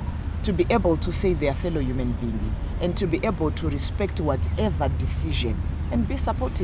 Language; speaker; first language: English; non-native, local second language; Shona